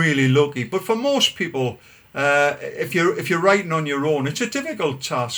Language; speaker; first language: English; native; English